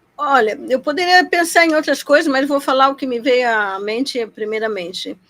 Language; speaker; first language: Portuguese; native; Portuguese